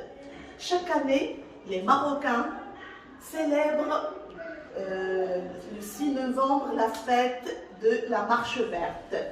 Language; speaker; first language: French; non-native, local second language; Arabic